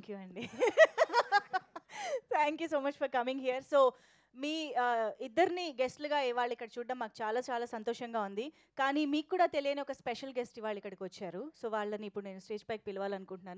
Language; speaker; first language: Telugu; native; Telugu